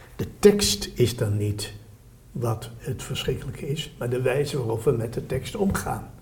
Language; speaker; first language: Dutch; native; Dutch